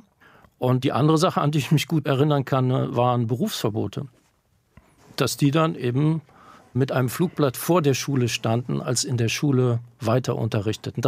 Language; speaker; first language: German; native; German